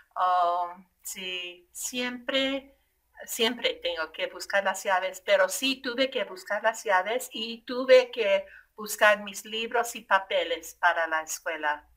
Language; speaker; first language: Spanish; non-native, fluent; English